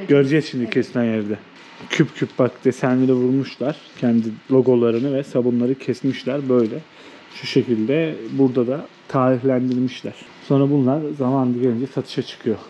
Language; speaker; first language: Turkish; native; Turkish